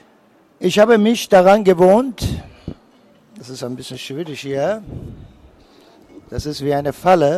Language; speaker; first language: German; non-native, fluent; Persian